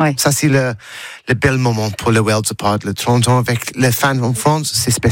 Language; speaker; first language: French; non-native, learner; English